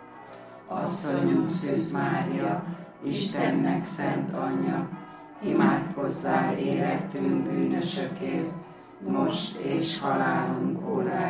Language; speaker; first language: Hungarian; native; Hungarian